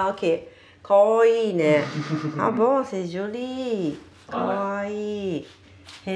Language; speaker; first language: French; non-native, learner; Japanese